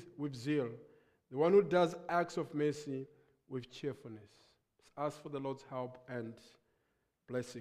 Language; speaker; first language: English; non-native, local second language; Nyanja